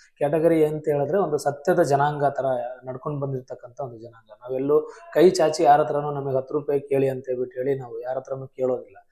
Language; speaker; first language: Kannada; non-native, local second language; Lambadi